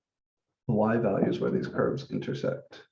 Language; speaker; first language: English; native; English